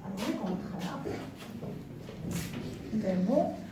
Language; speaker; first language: French; non-native, local second language; Arabic